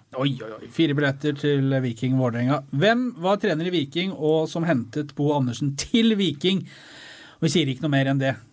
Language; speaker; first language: Norwegian; native; Norwegian